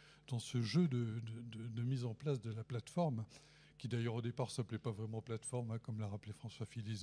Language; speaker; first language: French; native; French